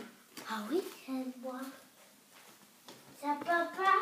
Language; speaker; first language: French; early bilingual, other home language; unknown